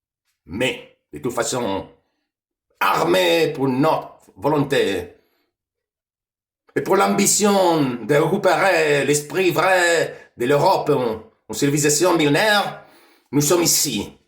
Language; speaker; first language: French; non-native, fluent; Italian